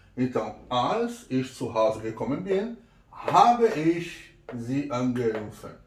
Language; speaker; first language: German; non-native, fluent; Portuguese